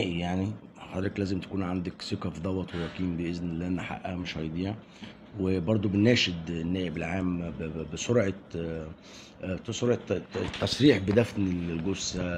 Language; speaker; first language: Arabic; native; Arabic